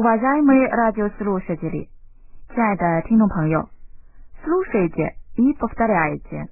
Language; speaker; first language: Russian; non-native, fluent; Chinese